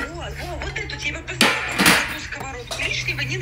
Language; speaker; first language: Russian; native; Russian